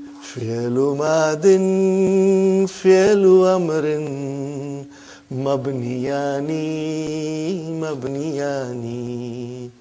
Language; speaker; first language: Arabic; non-native, fluent; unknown